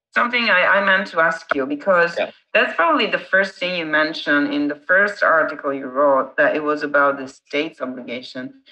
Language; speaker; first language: English; non-native, fluent; Italian